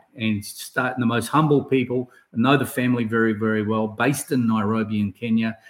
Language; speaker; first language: English; native; English